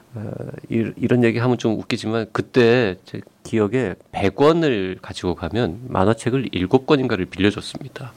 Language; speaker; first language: Korean; native; Korean